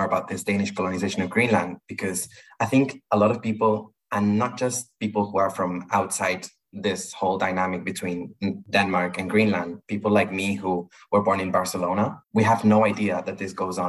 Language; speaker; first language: English; non-native, fluent; Spanish